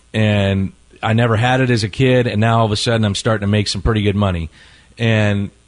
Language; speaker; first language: English; native; English